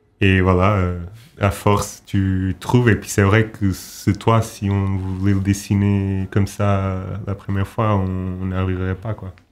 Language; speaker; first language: French; non-native, fluent; Portuguese